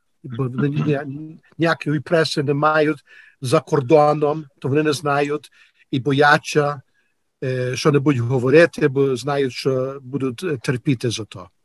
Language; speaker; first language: Ukrainian; early bilingual, heritage; Ukrainian